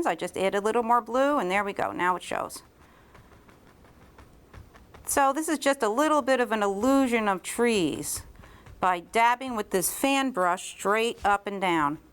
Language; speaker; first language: English; native; English